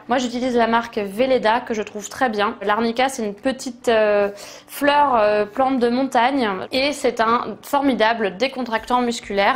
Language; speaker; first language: French; native; French